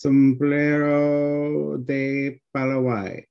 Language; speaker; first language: Spanish; non-native, learner; English